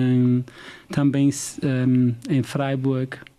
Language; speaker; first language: Portuguese; non-native, fluent; German